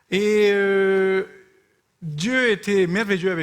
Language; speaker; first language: French; non-native, fluent; Spanish